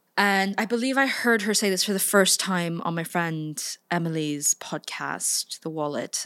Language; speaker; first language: English; native; English